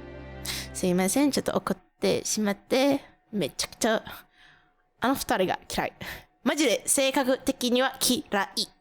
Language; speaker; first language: Japanese; non-native, fluent; Indonesian